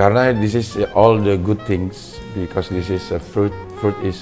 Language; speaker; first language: English; non-native, learner; Indonesian